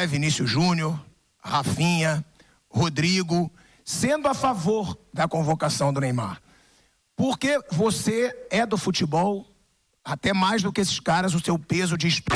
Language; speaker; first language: Portuguese; native; Portuguese